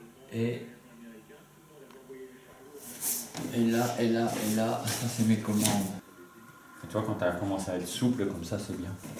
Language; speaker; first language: French; native; French